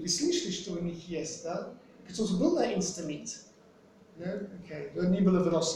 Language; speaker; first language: Russian; non-native, fluent; English